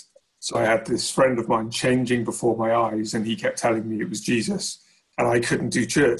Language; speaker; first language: English; native; English